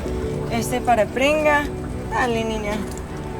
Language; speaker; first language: Spanish; non-native, learner; English